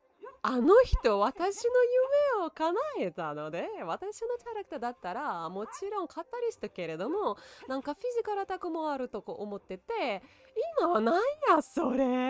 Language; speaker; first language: Japanese; non-native, learner; Russian